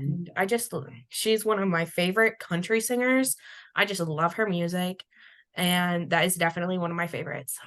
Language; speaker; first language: English; native; English